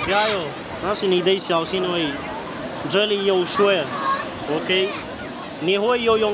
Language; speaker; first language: Chinese; non-native, learner; Central Kurdish